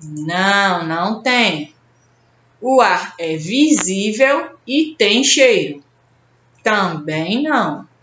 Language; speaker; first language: Portuguese; native; Portuguese